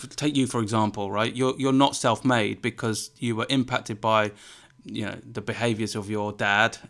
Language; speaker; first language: English; native; English